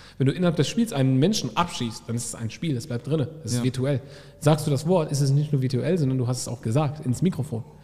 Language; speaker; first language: German; early bilingual, other home language; Arabic